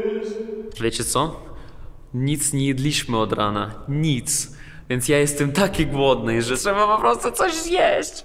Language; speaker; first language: Polish; non-native, learner; Russian